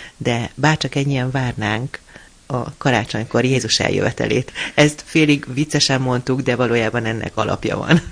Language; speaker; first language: Hungarian; native; Hungarian